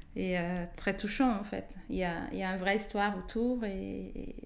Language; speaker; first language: French; non-native, fluent; Portuguese